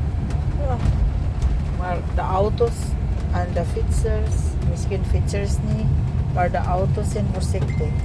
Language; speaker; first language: Dutch; non-native, fluent; Cebuano